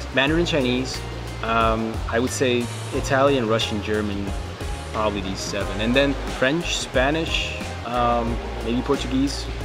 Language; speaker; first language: English; early bilingual, other home language; Slovak